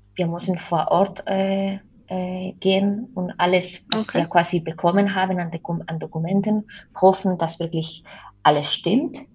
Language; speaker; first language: German; non-native, fluent; Spanish